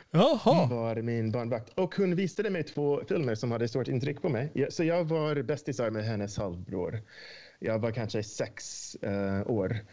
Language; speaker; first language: Swedish; non-native, fluent; English